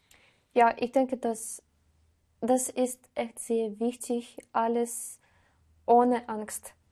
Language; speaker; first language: German; non-native, learner; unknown